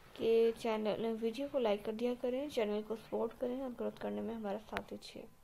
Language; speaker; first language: Urdu; native; Urdu